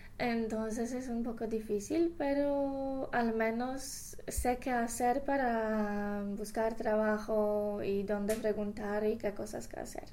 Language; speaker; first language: Spanish; non-native, fluent; Polish